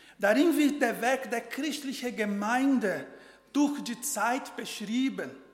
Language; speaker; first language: German; non-native, fluent; Portuguese